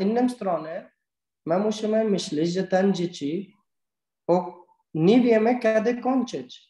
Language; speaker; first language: Polish; non-native, learner; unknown